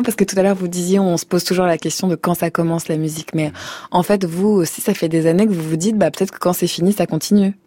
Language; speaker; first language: French; native; French